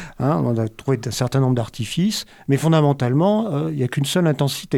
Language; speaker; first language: French; native; French